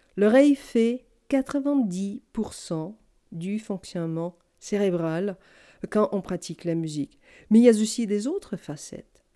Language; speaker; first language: French; non-native, fluent; Russian